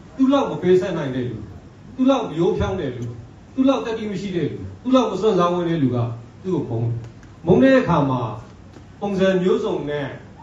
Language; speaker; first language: Burmese; non-native, local second language; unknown